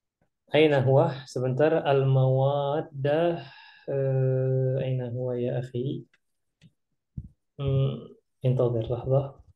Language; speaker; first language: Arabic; non-native, fluent; Indonesian